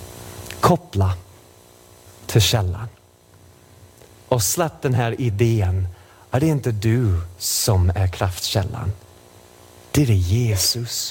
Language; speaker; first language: Swedish; non-native, fluent; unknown